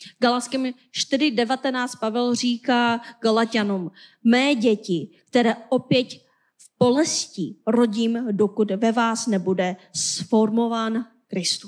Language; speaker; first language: Czech; non-native, fluent; Korean